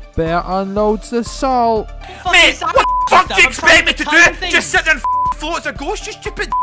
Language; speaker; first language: English; native; English